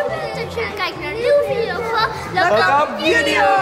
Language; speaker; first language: Dutch; early bilingual, other home language; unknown